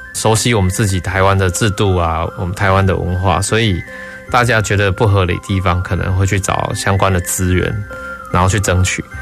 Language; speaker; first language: Chinese; non-native, fluent; Khmer